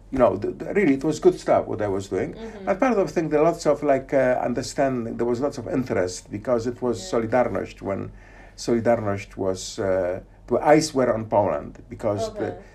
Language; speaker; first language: English; non-native, fluent; Polish